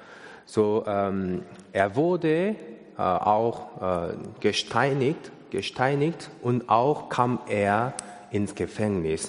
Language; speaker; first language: German; non-native, learner; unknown